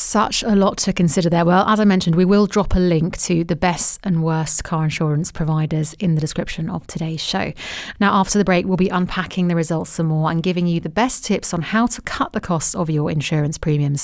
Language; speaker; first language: English; native; English